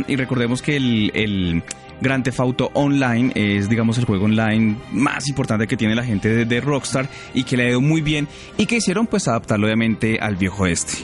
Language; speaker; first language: Spanish; native; Spanish